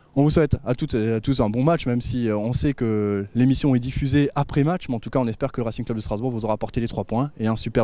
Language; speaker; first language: French; native; French